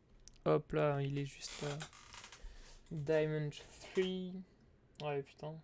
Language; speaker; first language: French; native; French